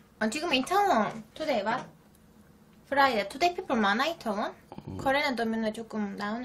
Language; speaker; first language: Korean; non-native, learner; Turkish